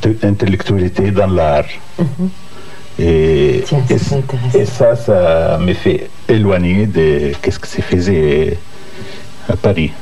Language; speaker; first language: French; non-native, fluent; Arabic